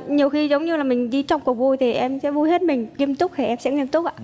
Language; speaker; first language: Vietnamese; native; Vietnamese